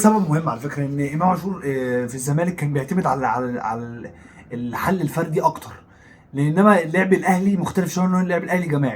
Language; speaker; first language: Arabic; native; Arabic